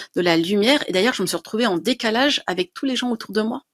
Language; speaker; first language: French; native; French